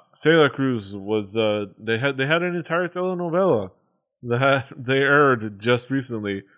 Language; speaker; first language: English; native; English